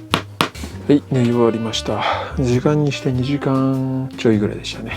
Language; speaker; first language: Japanese; native; Japanese